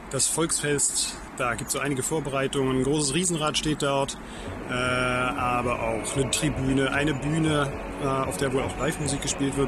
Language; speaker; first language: German; native; German